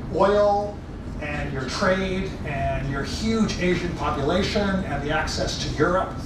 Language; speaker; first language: English; native; English